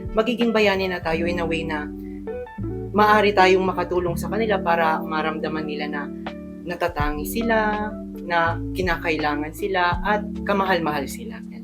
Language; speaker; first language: Filipino; non-native, local second language; Iloko